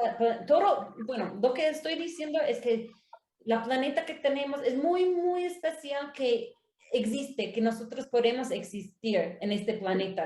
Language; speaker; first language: Spanish; non-native, learner; English